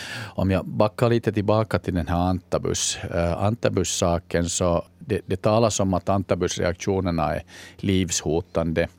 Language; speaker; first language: Swedish; native; Swedish